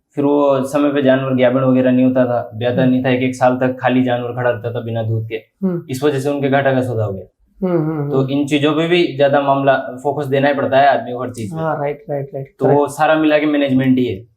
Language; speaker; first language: Hindi; native; Hindi